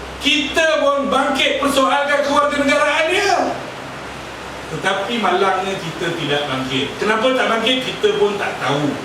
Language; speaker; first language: Malay; native; Malay